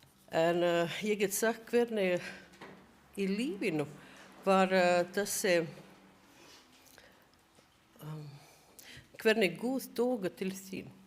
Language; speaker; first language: Icelandic; non-native, learner; Latvian